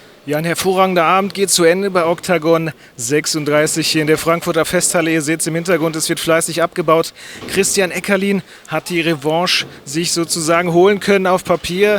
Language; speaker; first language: German; native; German